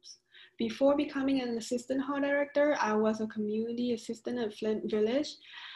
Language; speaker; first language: English; non-native, fluent; Vietnamese